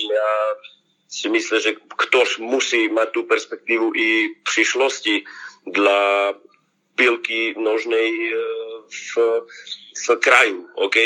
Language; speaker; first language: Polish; non-native, learner; Slovak